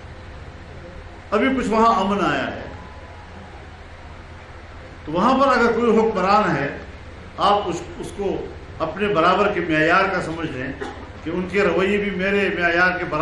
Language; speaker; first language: Urdu; non-native, local second language; Pashto